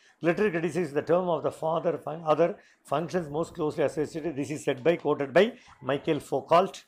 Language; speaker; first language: English; non-native, local second language; Tamil